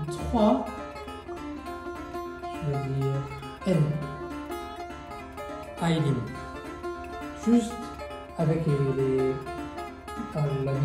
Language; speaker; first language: French; non-native, fluent; Korean